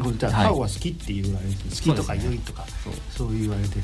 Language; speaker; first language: Japanese; native; Japanese